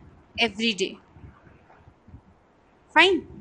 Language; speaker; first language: English; non-native, local second language; Hindi